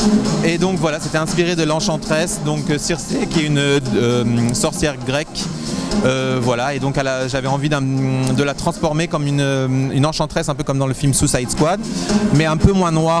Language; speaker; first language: French; native; French